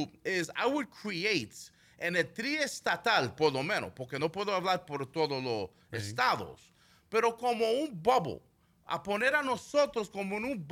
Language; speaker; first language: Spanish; early bilingual, heritage; Spanish